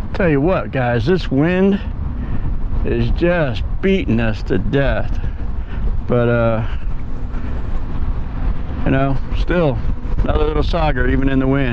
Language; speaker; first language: English; native; English